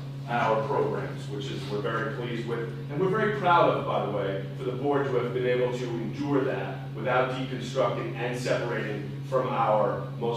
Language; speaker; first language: English; native; English